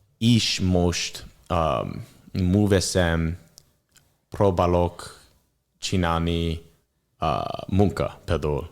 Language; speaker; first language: Hungarian; non-native, learner; English